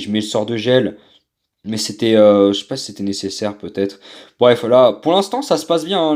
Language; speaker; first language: French; native; French